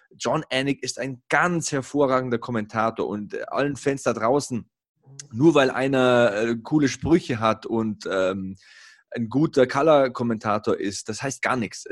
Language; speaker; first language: German; native; German